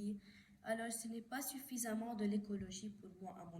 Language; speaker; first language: French; non-native, local second language; Arabic